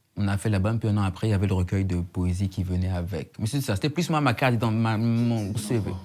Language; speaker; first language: French; native; French